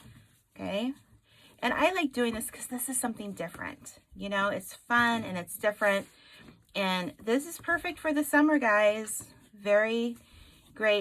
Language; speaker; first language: English; native; English